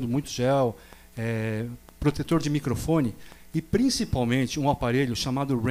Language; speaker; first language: Portuguese; native; Portuguese